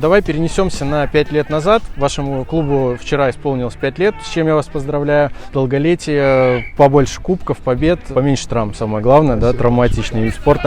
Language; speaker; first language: Russian; native; Russian